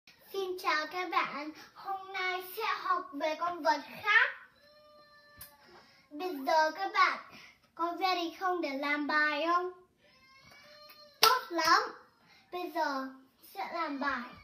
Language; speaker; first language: Vietnamese; early bilingual, heritage; Vietnamese